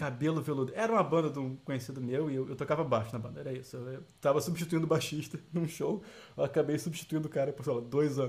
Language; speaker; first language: Portuguese; native; Portuguese